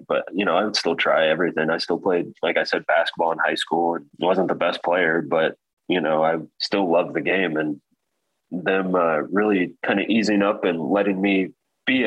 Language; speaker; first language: English; native; English